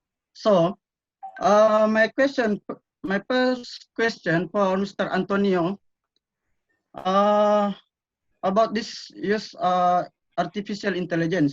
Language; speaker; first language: English; non-native, learner; Indonesian